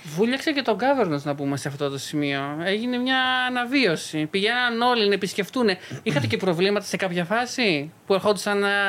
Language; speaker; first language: Greek; native; Greek